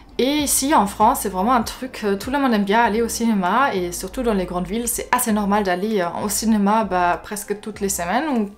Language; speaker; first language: French; non-native, fluent; German